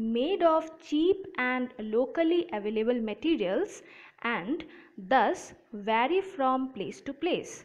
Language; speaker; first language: English; non-native, local second language; Bangla